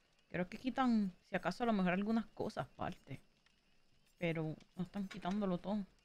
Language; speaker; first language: Spanish; native; Spanish